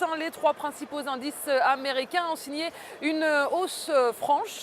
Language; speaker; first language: French; native; French